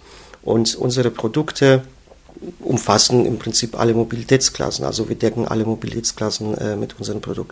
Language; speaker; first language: German; native; German